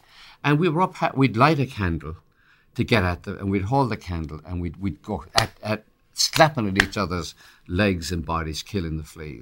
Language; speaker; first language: English; native; English